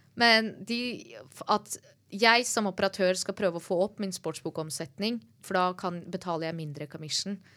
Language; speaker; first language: Norwegian; early bilingual, other home language; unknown